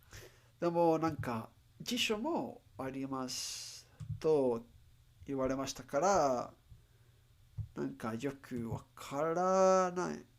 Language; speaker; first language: Japanese; non-native, learner; English